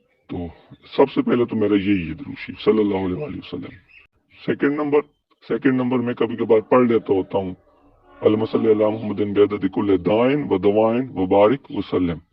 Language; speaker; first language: Urdu; native; Urdu